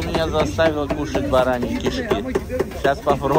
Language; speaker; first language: Russian; native; Russian